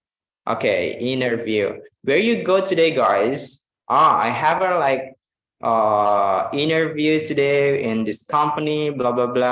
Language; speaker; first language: English; non-native, fluent; Indonesian